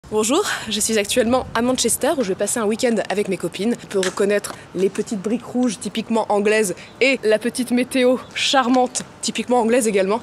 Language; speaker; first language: French; native; French